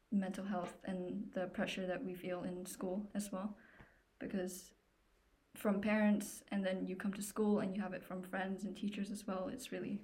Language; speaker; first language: English; native; English